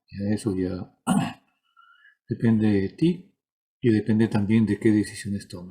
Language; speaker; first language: Spanish; native; Spanish